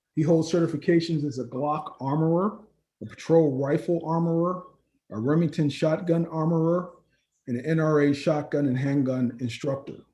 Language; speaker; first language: English; native; English